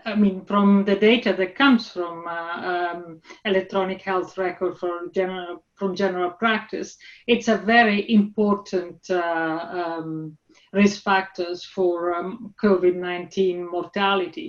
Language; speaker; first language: English; non-native, fluent; Italian